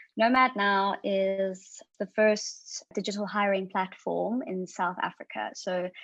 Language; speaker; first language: English; native; English